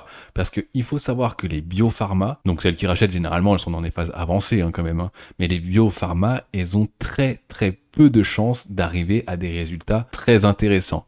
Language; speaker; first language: French; native; French